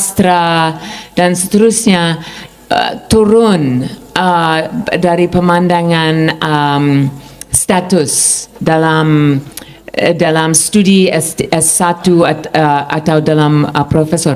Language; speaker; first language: Indonesian; non-native, fluent; English